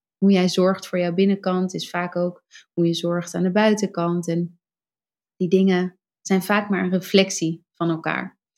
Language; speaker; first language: Dutch; native; Dutch